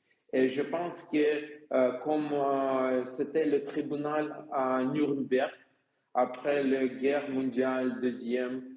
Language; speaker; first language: French; non-native, learner; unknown